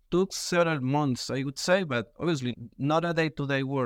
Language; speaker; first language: English; non-native, fluent; Spanish